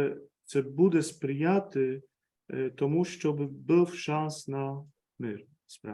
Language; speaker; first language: Ukrainian; non-native, fluent; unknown